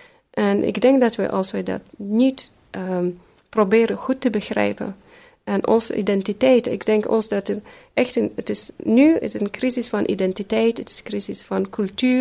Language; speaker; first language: Dutch; early bilingual, other home language; Arabic